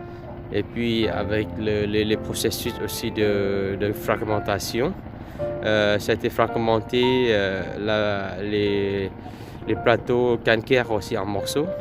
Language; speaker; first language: French; non-native, fluent; Vietnamese